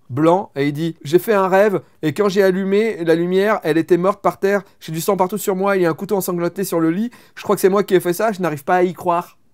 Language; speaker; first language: French; native; French